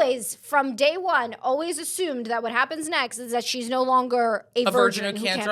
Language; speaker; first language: English; native; English